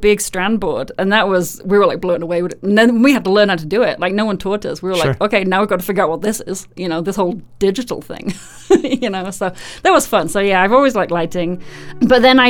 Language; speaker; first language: English; native; English